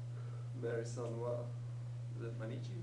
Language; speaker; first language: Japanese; non-native, learner; English